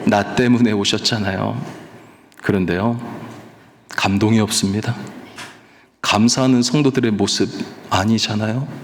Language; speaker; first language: Korean; native; Korean